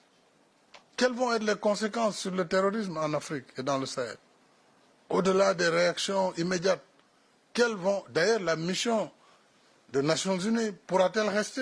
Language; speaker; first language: French; non-native, local second language; Wolof